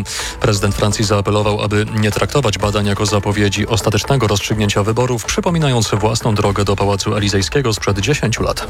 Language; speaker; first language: Polish; native; Polish